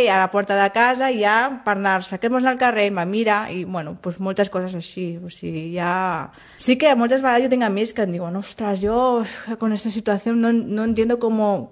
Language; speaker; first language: Catalan; non-native, local second language; Spanish